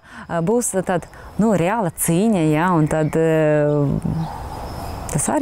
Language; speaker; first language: Latvian; non-native, local second language; Russian